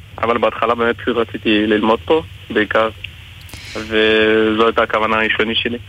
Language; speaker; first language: Hebrew; non-native, fluent; Russian